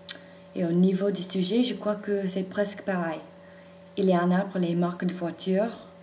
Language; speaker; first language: French; non-native, fluent; English